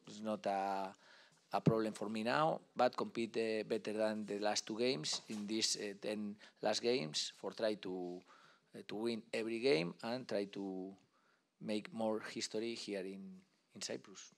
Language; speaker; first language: English; non-native, learner; Spanish